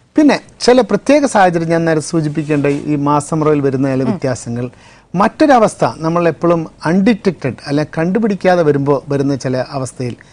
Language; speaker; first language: Malayalam; native; Malayalam